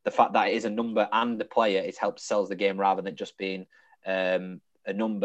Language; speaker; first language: English; native; English